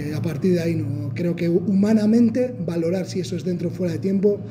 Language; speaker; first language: Spanish; non-native, local second language; Basque